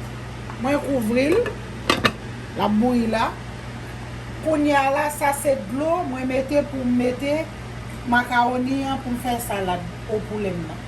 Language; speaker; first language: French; non-native, local second language; Haitian Creole